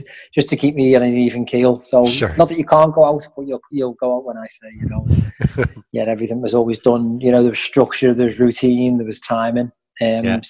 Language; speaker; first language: English; native; English